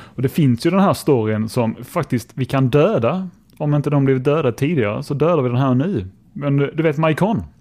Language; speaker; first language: Swedish; native; Swedish